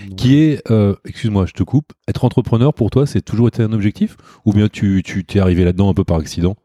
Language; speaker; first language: French; native; French